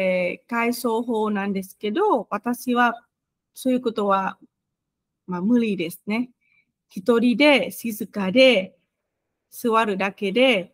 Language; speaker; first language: Japanese; non-native, fluent; Vietnamese